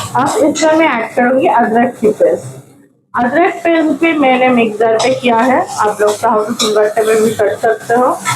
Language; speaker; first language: Hindi; non-native, local second language; Bangla